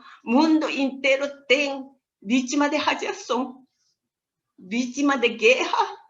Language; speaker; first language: Portuguese; non-native, learner; Japanese